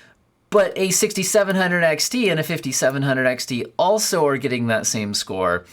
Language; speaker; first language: English; native; English